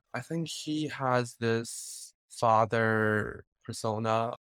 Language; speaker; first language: English; non-native, fluent; Chinese